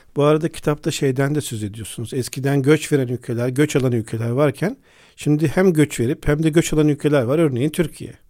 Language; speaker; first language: Turkish; native; Turkish